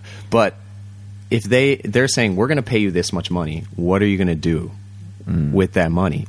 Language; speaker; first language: English; early bilingual, other home language; Japanese